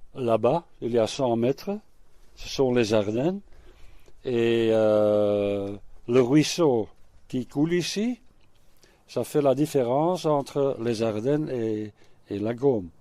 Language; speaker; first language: French; non-native, local second language; Dutch